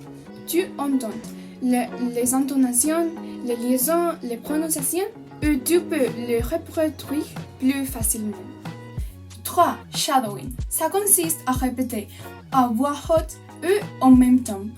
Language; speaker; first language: French; non-native, learner; Spanish